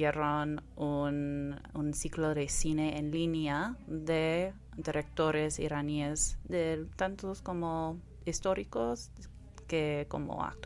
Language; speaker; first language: Spanish; non-native, fluent; English